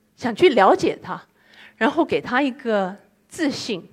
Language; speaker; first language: Chinese; non-native, fluent; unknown